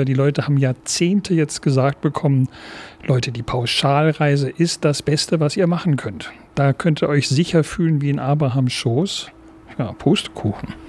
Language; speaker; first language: German; native; German